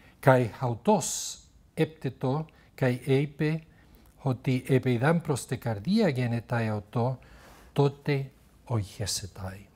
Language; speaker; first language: Greek; non-native, fluent; Spanish